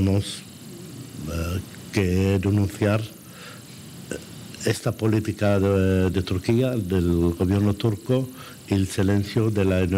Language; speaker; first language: Spanish; non-native, fluent; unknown